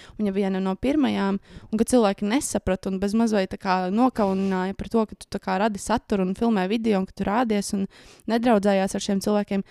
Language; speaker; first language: Latvian; native; Latvian